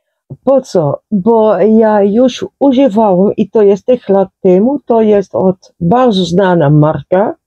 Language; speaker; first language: Polish; non-native, learner; Dutch